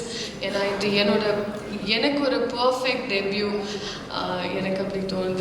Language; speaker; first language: Tamil; non-native, fluent; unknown